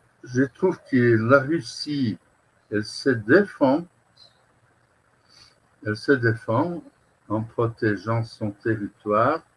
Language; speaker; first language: French; non-native, fluent; Portuguese